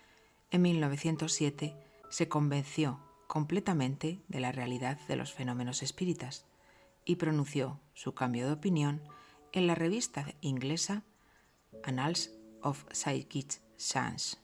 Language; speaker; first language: Spanish; native; Spanish